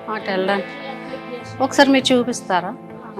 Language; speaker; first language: Telugu; native; Telugu